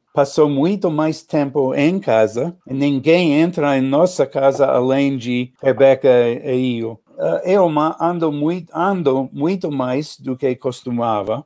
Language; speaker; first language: Portuguese; non-native, learner; English